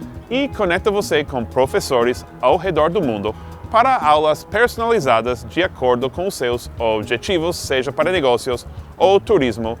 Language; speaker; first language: Portuguese; non-native, fluent; English